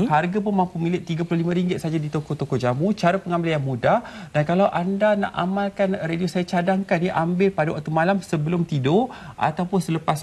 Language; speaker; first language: Malay; native; Malay